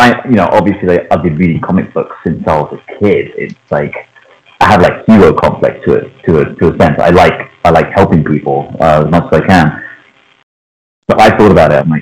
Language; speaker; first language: English; non-native, local second language; Punjabi